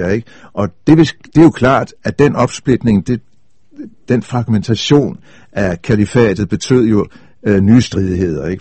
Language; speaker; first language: Danish; native; Danish